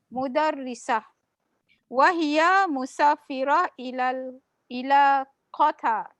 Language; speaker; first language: Arabic; non-native, learner; Malay